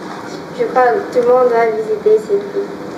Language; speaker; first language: French; non-native, fluent; Russian